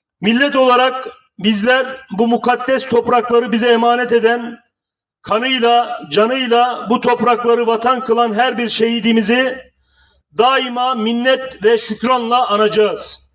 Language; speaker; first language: Turkish; native; Turkish